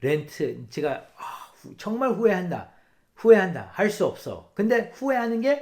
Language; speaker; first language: Korean; early bilingual, heritage; English